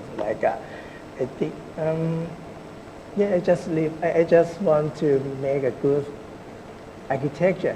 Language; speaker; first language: English; non-native, learner; Thai